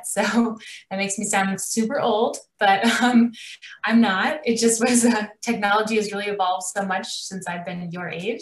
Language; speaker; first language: English; native; English